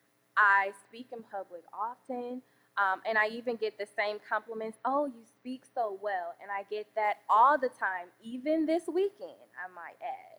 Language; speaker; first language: English; native; English